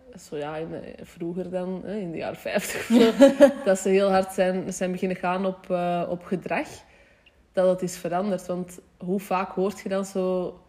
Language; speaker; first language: Dutch; native; Dutch